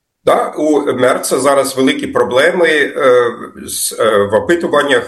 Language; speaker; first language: Ukrainian; non-native, fluent; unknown